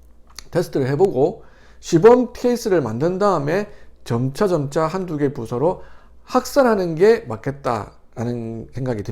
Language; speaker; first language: Korean; native; Korean